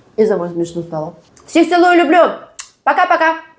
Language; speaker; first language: Russian; non-native, local second language; Ukrainian